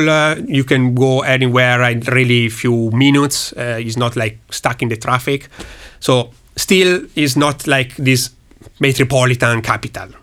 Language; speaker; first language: English; non-native, learner; Italian